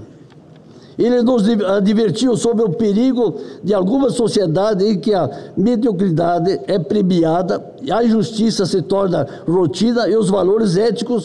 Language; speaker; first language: Portuguese; native; Portuguese